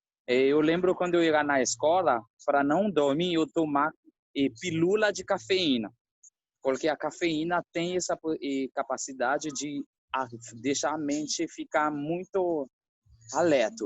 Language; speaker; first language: Portuguese; non-native, fluent; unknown